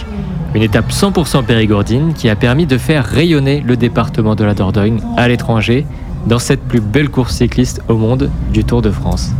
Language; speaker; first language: French; native; French